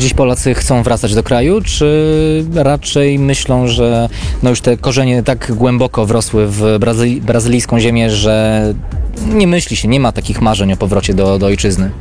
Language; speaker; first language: Polish; native; Polish